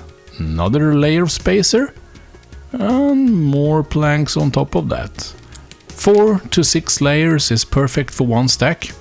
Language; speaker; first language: English; non-native, fluent; Swedish